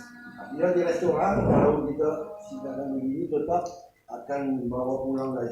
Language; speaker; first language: Indonesian; non-native, learner; French